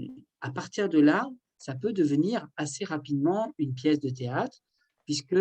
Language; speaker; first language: French; native; French